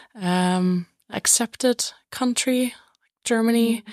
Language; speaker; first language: English; non-native, fluent; German